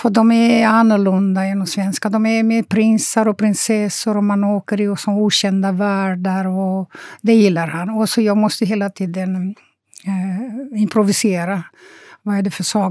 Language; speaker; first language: Swedish; non-native, fluent; Romanian